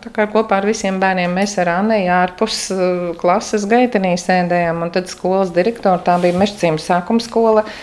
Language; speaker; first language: Latvian; native; Latvian